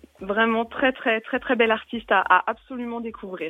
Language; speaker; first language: French; native; French